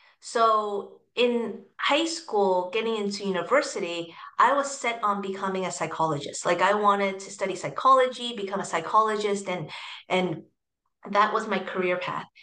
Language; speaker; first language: English; early bilingual, other home language; Cantonese